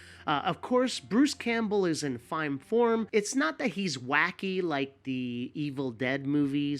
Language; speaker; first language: English; native; English